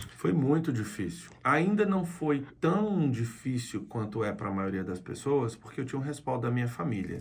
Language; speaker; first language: Portuguese; native; Portuguese